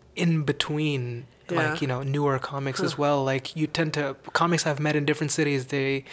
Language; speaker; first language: English; non-native, local second language; Tamil